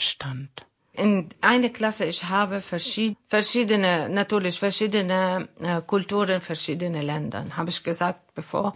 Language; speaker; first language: German; non-native, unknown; Arabic